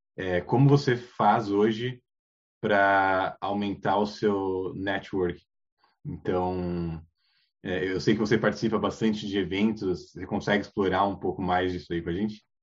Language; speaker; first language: Portuguese; native; Portuguese